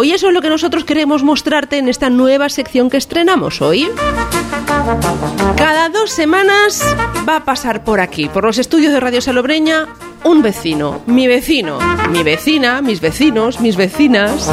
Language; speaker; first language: Spanish; native; Spanish